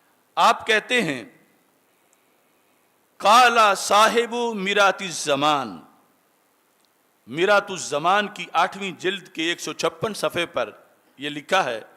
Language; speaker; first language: Urdu; native; Urdu